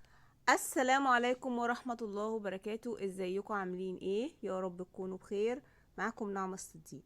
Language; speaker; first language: Arabic; native; Arabic